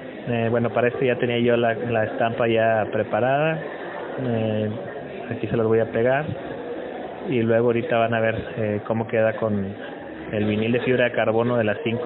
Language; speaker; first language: Spanish; native; Spanish